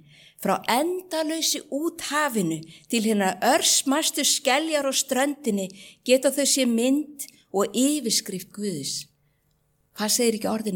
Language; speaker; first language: Icelandic; native; Icelandic